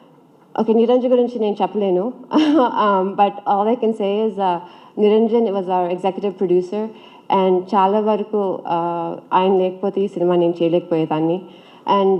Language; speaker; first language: Telugu; early bilingual, heritage; Telugu